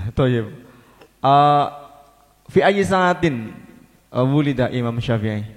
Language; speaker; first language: Arabic; non-native, learner; Indonesian